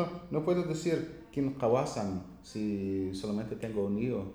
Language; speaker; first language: Spanish; non-native, learner; English